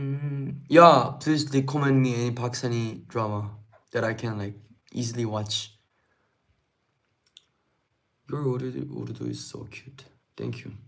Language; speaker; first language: English; non-native, fluent; Korean